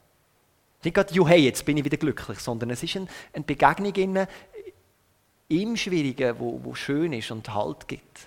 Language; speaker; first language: German; native; German